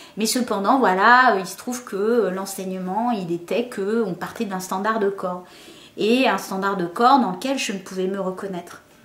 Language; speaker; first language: French; early bilingual, other home language; Kabyle